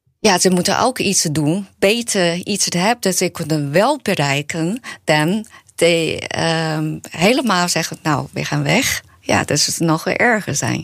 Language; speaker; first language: Dutch; non-native, learner; Chinese